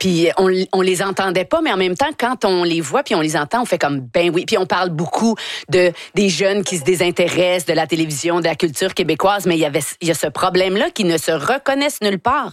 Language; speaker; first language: French; native; French